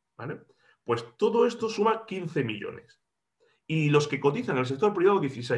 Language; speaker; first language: Spanish; native; Spanish